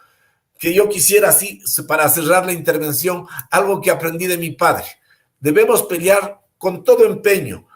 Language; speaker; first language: Spanish; native; Spanish